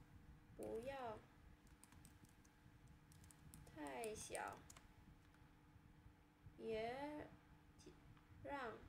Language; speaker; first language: Chinese; non-native, learner; Vietnamese